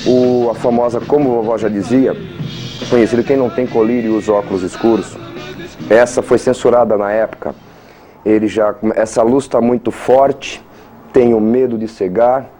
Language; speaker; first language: Portuguese; native; Portuguese